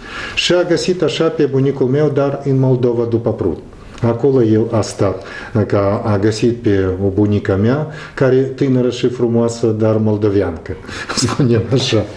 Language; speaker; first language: Romanian; non-native, local second language; Russian